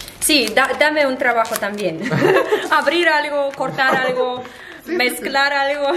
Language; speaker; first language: Spanish; non-native, fluent; Russian